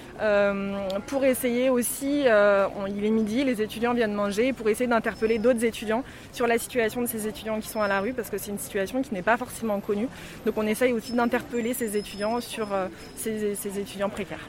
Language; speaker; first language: French; native; French